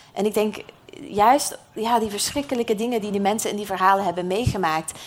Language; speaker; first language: Dutch; non-native, fluent; English